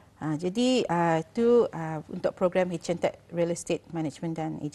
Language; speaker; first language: Malay; native; Malay